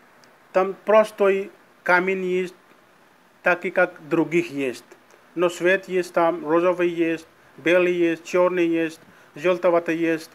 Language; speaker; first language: Russian; non-native, learner; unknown